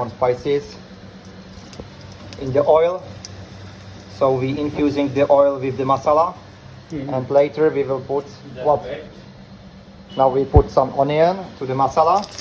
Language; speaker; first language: English; non-native, fluent; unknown